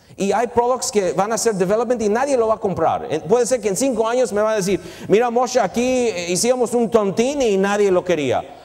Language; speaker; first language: Spanish; early bilingual, heritage; Spanish